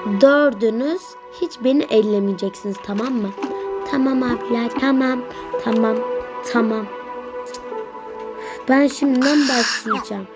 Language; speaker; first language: Turkish; native; Turkish